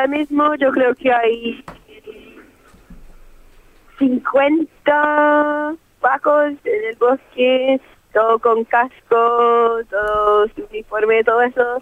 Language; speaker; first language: Spanish; non-native, fluent; French